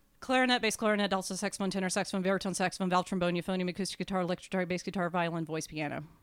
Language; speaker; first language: English; native; English